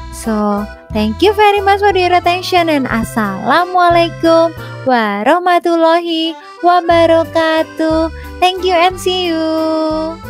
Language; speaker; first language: English; non-native, fluent; Indonesian